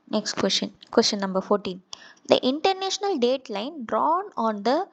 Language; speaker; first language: English; non-native, local second language; Tamil